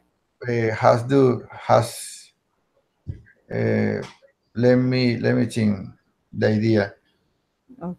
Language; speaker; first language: English; non-native, learner; Spanish